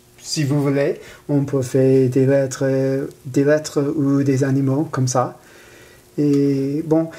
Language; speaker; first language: French; non-native, learner; English